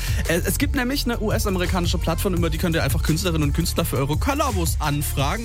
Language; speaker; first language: German; native; German